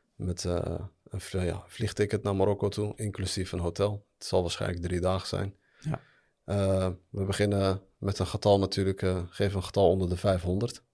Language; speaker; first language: Dutch; early bilingual, other home language; Arabic